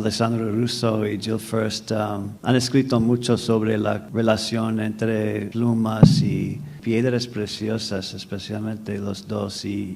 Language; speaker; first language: Spanish; non-native, fluent; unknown